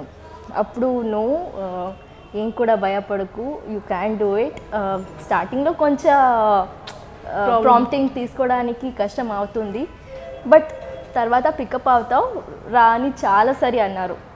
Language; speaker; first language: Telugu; non-native, learner; Kannada